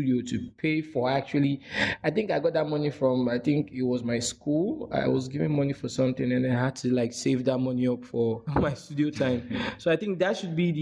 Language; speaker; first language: English; non-native, local second language; Igbo